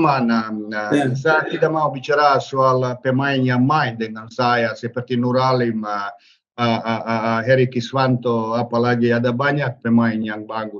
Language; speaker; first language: Indonesian; non-native, learner; Serbian